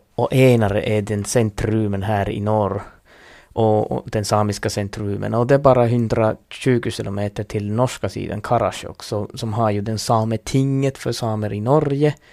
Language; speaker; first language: Swedish; non-native, fluent; Northern Sami